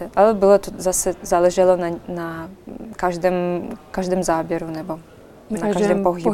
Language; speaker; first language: Czech; non-native, fluent; Russian